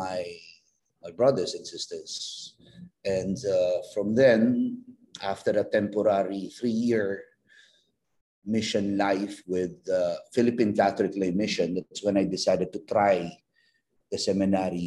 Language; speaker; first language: English; non-native, local second language; Filipino